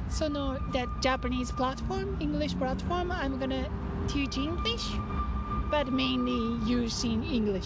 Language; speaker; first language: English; non-native, fluent; Japanese